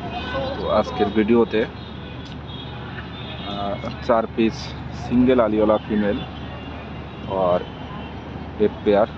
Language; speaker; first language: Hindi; non-native, learner; Bangla